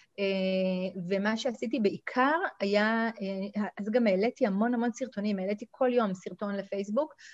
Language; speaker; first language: Hebrew; native; Hebrew